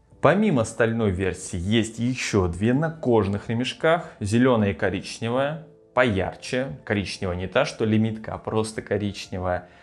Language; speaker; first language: Russian; native; Russian